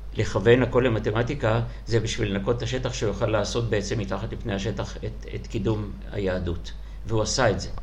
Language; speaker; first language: Hebrew; non-native, fluent; Russian